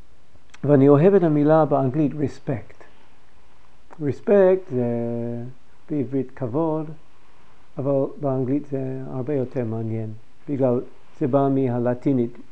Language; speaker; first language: Hebrew; non-native, fluent; English